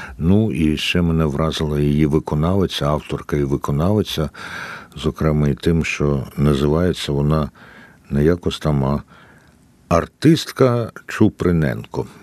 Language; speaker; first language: Ukrainian; native; Ukrainian